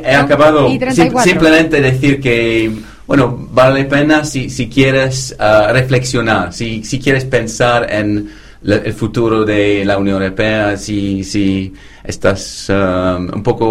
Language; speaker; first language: Spanish; non-native, fluent; English